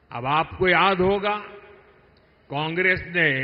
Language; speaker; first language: Hindi; non-native, local second language; Gujarati